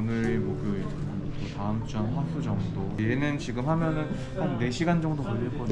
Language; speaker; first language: Korean; native; Korean